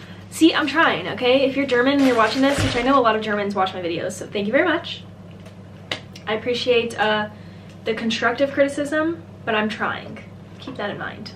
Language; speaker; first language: English; native; English